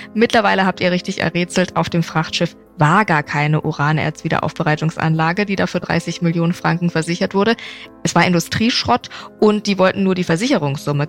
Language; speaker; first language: German; native; German